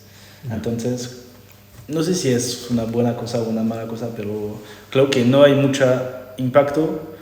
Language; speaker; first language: Spanish; non-native, learner; French